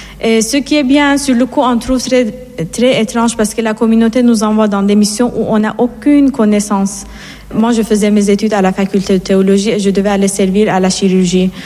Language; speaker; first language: French; non-native, fluent; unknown